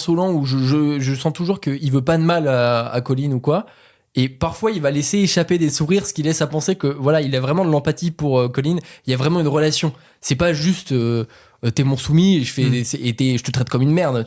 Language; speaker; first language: French; native; French